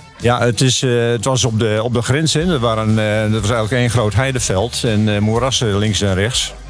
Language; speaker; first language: Dutch; native; Dutch